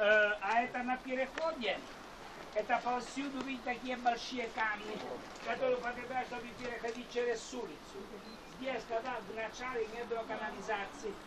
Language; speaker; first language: Russian; non-native, fluent; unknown